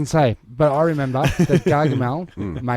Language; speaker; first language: English; native; English